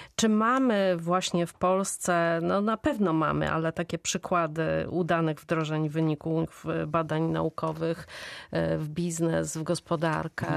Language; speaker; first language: Polish; native; Polish